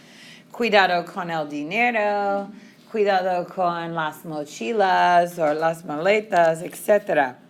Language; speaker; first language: Spanish; non-native, fluent; English